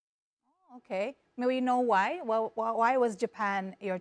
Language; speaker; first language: English; non-native, fluent; Indonesian